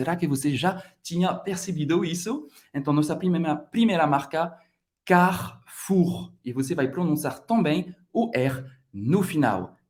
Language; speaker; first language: Portuguese; non-native, fluent; French